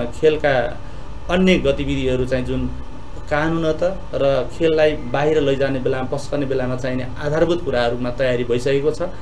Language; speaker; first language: Nepali; native; Nepali